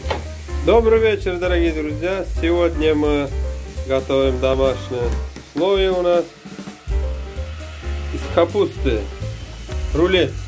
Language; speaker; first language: Russian; non-native, local second language; Uzbek